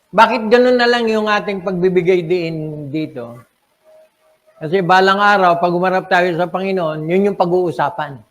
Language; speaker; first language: Filipino; non-native, local second language; Cebuano